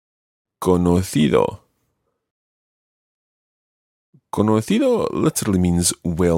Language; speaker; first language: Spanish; non-native, fluent; English